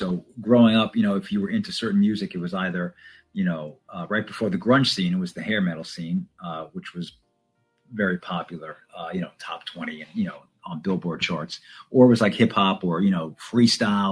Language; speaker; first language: English; native; English